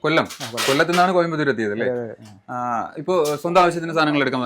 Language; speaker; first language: Malayalam; native; Malayalam